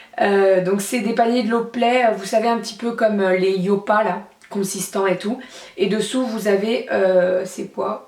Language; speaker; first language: French; native; French